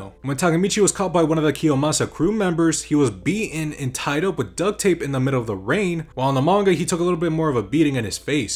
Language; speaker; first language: English; native; English